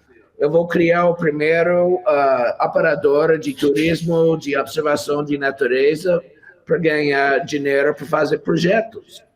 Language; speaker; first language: Portuguese; non-native, fluent; English